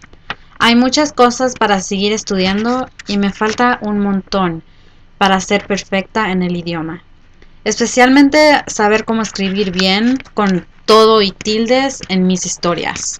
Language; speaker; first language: Spanish; early bilingual, heritage; Spanish